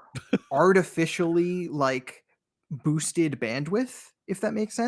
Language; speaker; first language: English; native; English